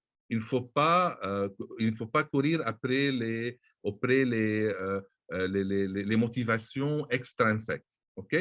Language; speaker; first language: French; non-native, local second language; Arabic